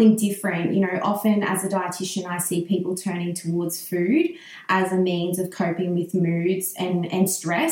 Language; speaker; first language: English; native; English